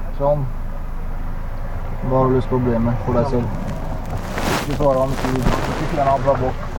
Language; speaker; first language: Norwegian; non-native, fluent; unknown